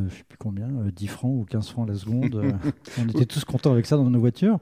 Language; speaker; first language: French; native; French